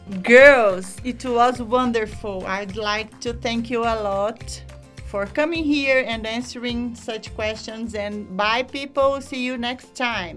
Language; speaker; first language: English; non-native, fluent; Portuguese